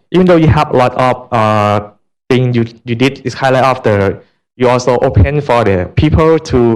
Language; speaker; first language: English; non-native, learner; Thai